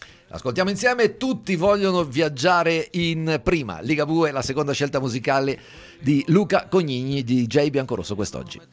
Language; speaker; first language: Italian; native; Italian